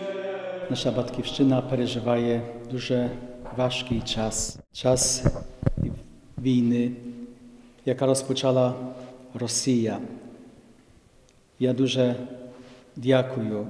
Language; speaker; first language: Polish; non-native, learner; Ukrainian